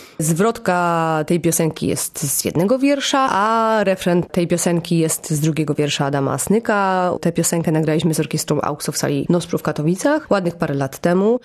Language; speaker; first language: Polish; native; Polish